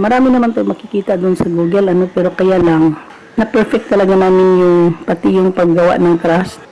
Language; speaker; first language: Filipino; non-native, local second language; Cebuano